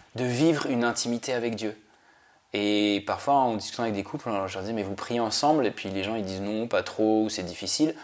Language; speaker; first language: French; native; French